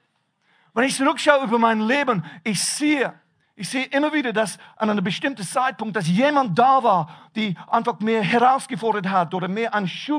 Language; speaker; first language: German; non-native, fluent; English